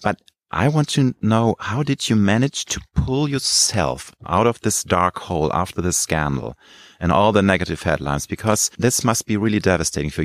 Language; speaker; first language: English; non-native, fluent; German